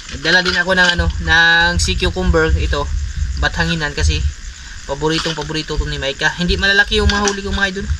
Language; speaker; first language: Filipino; non-native, local second language; Cebuano